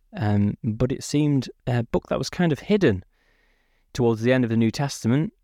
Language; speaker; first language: English; native; English